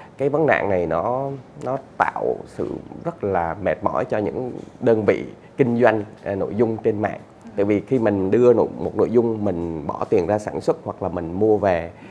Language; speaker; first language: Vietnamese; native; Vietnamese